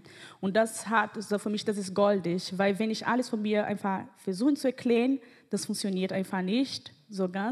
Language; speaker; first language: German; non-native, fluent; Portuguese